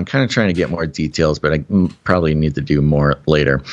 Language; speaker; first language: English; native; English